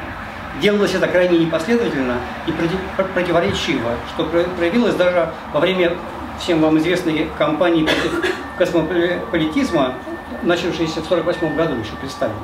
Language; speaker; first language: Russian; native; Russian